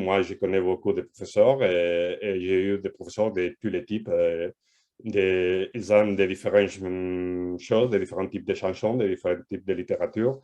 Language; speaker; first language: French; non-native, fluent; Spanish